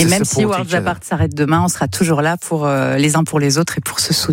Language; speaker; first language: French; native; French